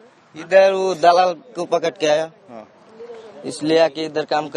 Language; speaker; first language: Hindi; non-native, learner; Bangla